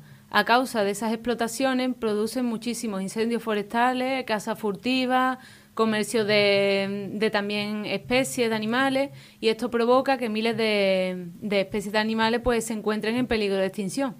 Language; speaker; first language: Spanish; native; Spanish